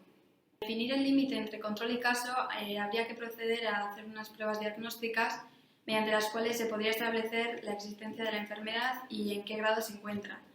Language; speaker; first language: Spanish; native; Spanish